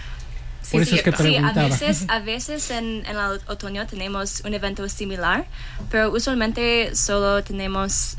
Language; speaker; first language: Spanish; non-native, learner; English